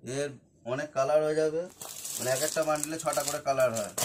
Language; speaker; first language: Hindi; non-native, local second language; Bangla